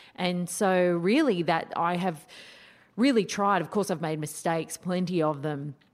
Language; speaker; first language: English; native; English